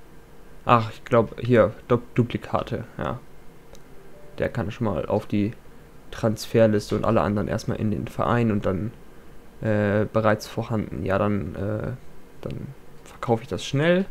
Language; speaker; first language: German; native; German